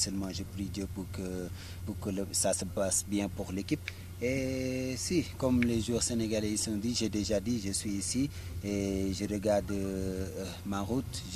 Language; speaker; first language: French; non-native, fluent; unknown